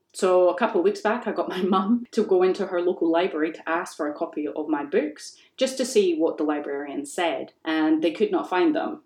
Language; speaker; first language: English; native; English